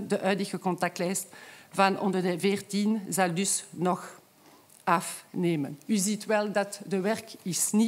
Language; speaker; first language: Dutch; non-native, local second language; French